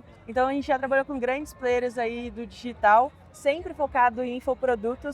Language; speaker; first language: Portuguese; native; Portuguese